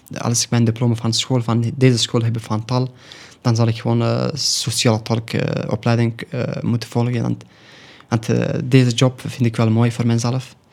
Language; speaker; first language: Dutch; non-native, learner; Pashto